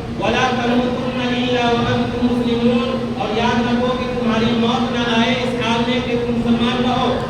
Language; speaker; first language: Urdu; native; Urdu